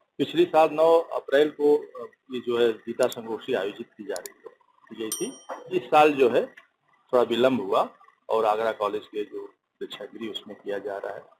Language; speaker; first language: Hindi; native; Hindi